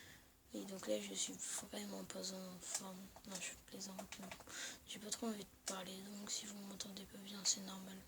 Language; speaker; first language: French; native; French